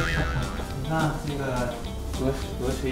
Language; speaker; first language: Chinese; non-native, fluent; Japanese